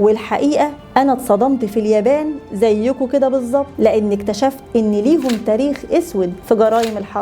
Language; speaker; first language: Arabic; native; Arabic